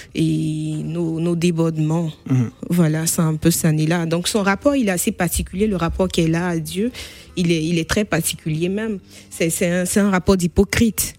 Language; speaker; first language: French; native; French